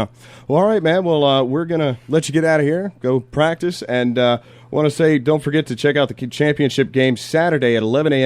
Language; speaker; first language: English; native; English